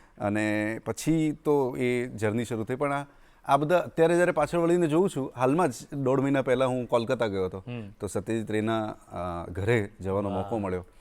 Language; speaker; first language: Gujarati; non-native, local second language; Marwari